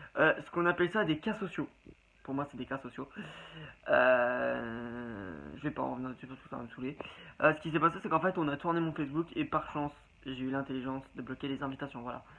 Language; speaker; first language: French; native; French